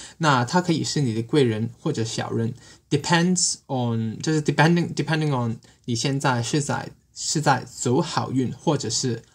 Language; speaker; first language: Chinese; non-native, local second language; Cantonese